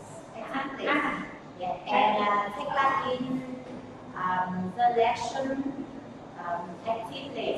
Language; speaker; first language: English; non-native, learner; Vietnamese